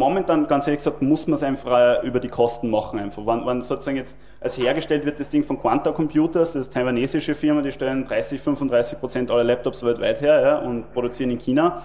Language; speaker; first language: German; native; German